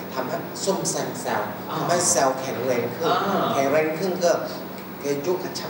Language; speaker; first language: Thai; non-native, learner; Chinese